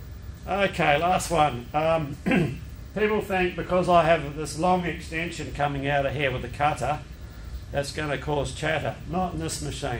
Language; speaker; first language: English; native; English